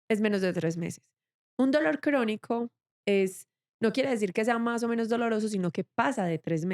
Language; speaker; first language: Spanish; native; Spanish